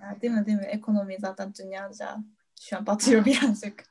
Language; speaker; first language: Turkish; non-native, fluent; Korean